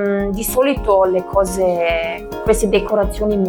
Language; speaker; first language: Italian; non-native, fluent; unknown